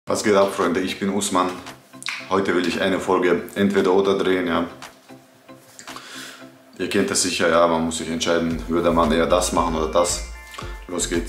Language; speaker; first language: German; early bilingual, other home language; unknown